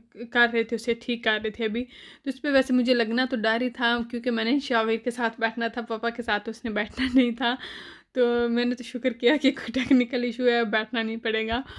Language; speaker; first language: Urdu; native; Urdu